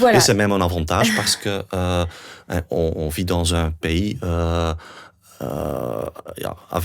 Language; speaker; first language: French; non-native, local second language; Dutch